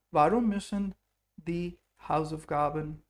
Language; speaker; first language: German; non-native, fluent; English